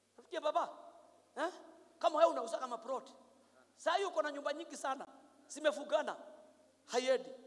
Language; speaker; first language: Swahili; non-native, local second language; Kikuyu